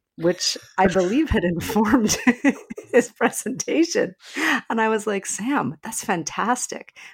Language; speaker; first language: English; native; English